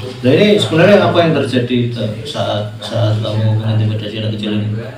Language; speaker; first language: Indonesian; native; Indonesian